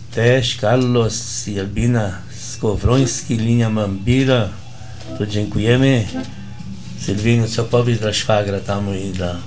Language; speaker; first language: Polish; early bilingual, heritage; Polish